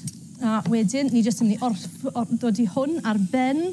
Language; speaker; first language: Welsh; native; Welsh